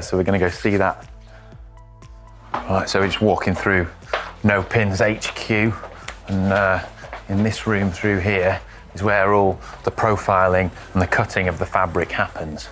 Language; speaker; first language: English; native; English